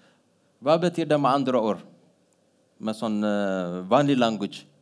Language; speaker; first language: Norwegian; non-native, fluent; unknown